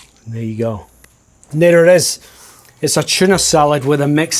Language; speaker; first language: English; native; English